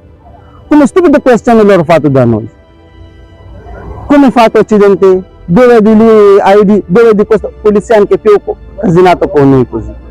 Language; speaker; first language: Italian; non-native, learner; Urdu